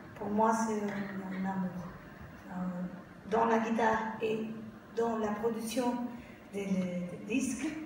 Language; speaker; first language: French; non-native, learner; Portuguese